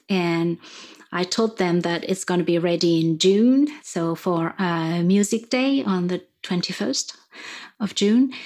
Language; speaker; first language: English; non-native, fluent; French